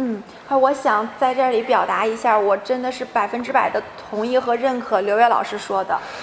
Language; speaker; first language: Chinese; native; Chinese